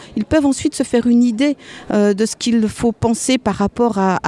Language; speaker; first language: French; native; French